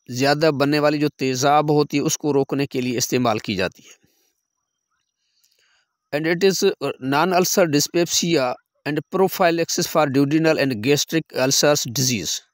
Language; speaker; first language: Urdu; non-native, local second language; Sindhi